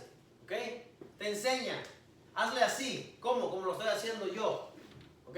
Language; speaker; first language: Spanish; native; Spanish